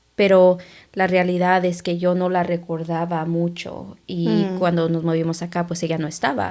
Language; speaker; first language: Spanish; early bilingual, heritage; Spanish